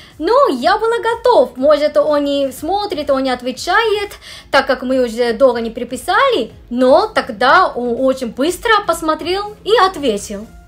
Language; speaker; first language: Russian; non-native, fluent; Japanese